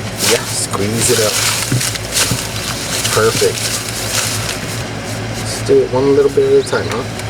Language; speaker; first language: English; native; English